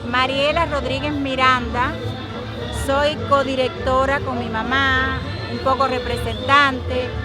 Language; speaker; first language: Spanish; native; Spanish